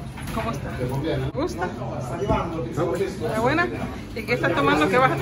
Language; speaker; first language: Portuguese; non-native, learner; Spanish